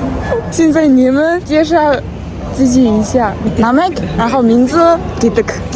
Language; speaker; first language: Chinese; non-native, learner; Mongolian